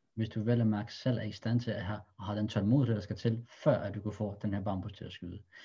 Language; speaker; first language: Danish; early bilingual, other home language; Arabic